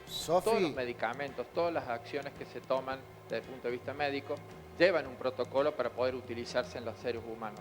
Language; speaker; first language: Spanish; native; Spanish